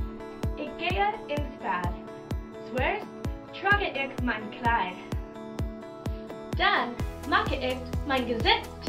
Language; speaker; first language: German; non-native, learner; English